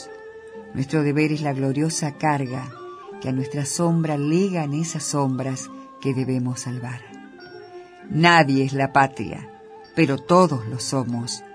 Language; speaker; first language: Spanish; native; Spanish